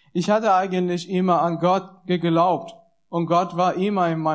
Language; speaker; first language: German; non-native, learner; Persian